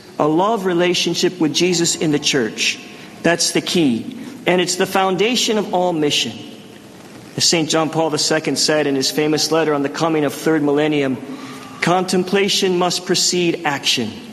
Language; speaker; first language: English; native; English